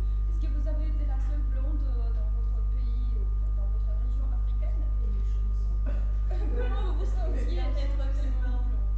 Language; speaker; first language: French; non-native, fluent; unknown